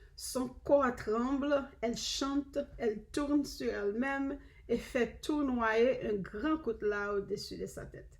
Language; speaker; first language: French; non-native, learner; English